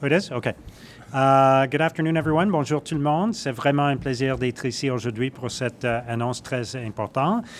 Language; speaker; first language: French; non-native, learner; English